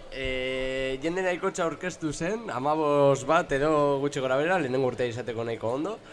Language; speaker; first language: Basque; non-native, local second language; Spanish